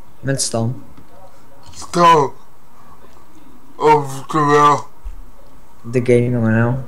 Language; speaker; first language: Dutch; native; Dutch